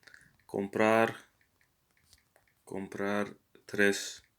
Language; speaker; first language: Spanish; non-native, learner; English